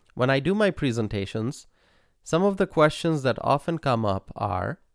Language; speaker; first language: English; non-native, local second language; Bangla